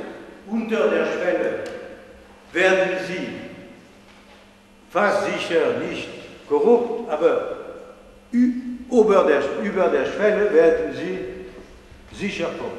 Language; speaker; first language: German; non-native, fluent; French